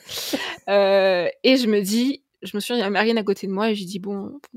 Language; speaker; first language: French; native; French